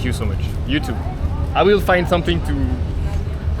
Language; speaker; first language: English; non-native, learner; French